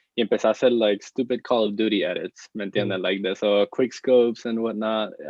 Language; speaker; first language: English; non-native, fluent; Spanish